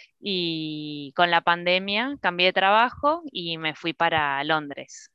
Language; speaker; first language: Spanish; native; Spanish